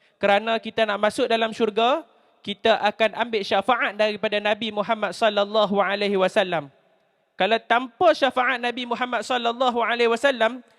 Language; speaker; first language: Malay; native; Malay